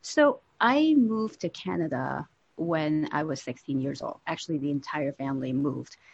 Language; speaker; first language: English; non-native, local second language; Cantonese